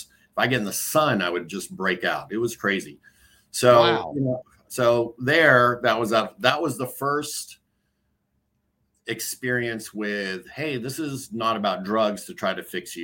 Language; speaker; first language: English; native; English